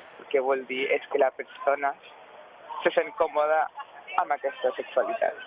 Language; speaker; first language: Catalan; non-native, local second language; Spanish